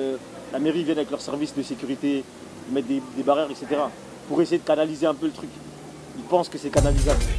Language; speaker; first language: French; native; French